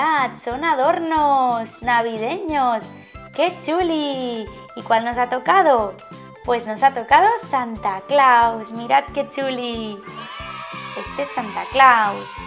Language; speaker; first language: Spanish; native; Spanish